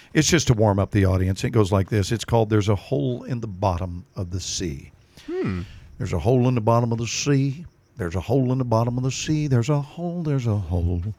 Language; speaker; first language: English; native; English